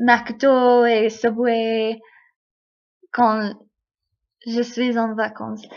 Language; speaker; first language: French; non-native, learner; English